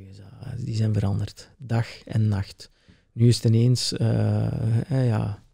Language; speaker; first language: Dutch; early bilingual, other home language; Italian